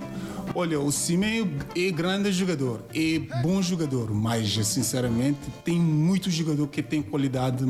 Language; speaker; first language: Portuguese; non-native, learner; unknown